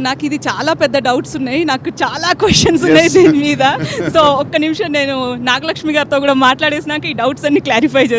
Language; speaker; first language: Telugu; native; Telugu